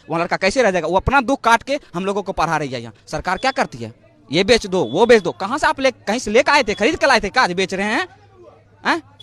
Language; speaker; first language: Hindi; native; Hindi